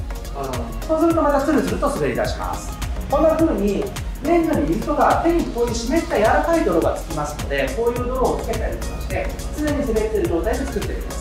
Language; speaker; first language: Japanese; native; Japanese